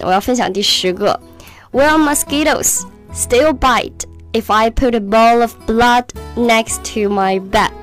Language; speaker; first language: English; non-native, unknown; Chinese